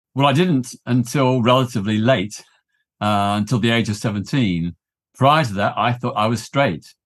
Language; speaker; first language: English; native; English